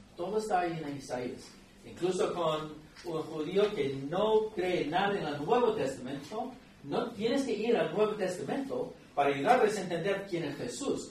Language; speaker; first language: Spanish; non-native, fluent; English